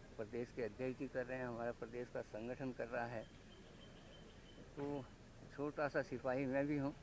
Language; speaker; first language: Hindi; native; Hindi